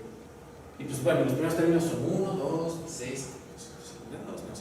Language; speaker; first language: Spanish; native; Spanish